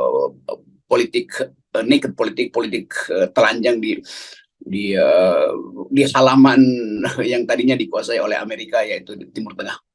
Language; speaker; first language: Indonesian; native; Indonesian